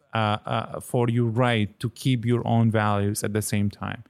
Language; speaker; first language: English; non-native, fluent; Arabic